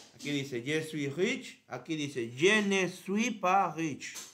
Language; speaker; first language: French; non-native, learner; Spanish